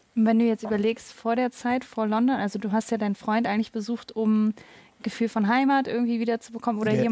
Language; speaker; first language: German; native; German